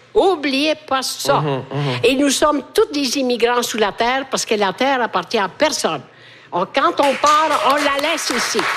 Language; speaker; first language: French; non-native, fluent; Italian